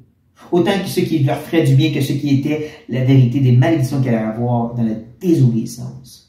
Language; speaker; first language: French; native; French